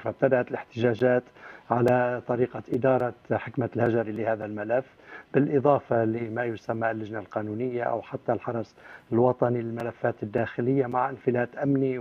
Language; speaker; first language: Arabic; native; Arabic